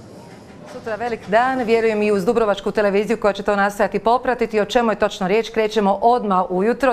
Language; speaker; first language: Serbian; native; Serbian